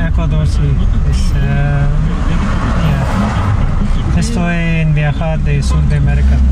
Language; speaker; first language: Spanish; non-native, learner; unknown